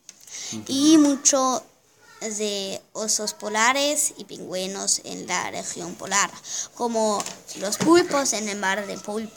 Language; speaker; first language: Spanish; non-native, learner; German